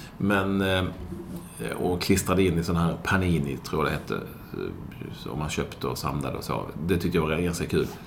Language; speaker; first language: Swedish; native; Swedish